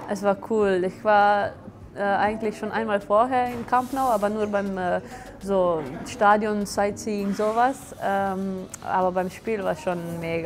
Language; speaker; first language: German; non-native, fluent; Slovenian